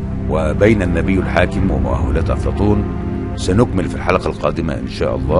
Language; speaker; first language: Arabic; native; Arabic